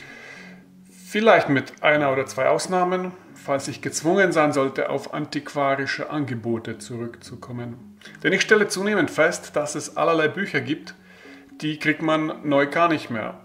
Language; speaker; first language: German; native; German